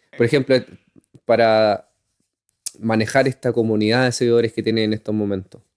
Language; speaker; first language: Spanish; native; Spanish